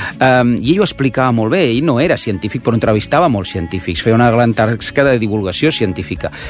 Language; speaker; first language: Catalan; native; Catalan